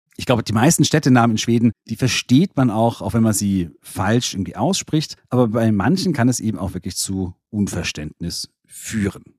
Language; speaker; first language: German; native; German